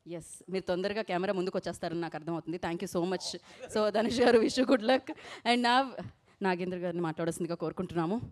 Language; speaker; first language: Telugu; native; Telugu